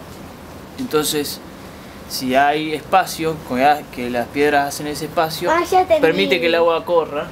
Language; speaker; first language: Spanish; native; Spanish